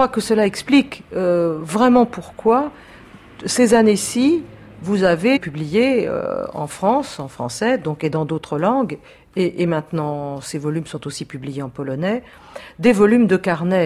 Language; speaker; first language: French; native; French